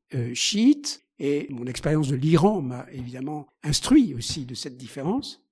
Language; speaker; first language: French; native; French